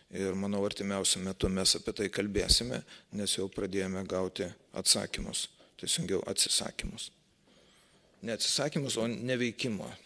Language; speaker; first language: Lithuanian; native; Lithuanian